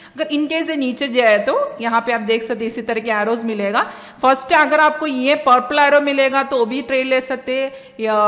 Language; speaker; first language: Hindi; non-native, local second language; Malayalam